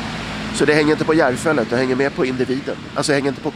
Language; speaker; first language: Swedish; native; Swedish